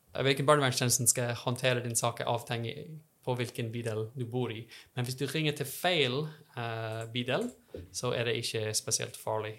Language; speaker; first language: Norwegian; non-native, fluent; English